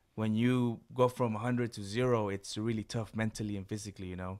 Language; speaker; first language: English; early bilingual, other home language; Spanish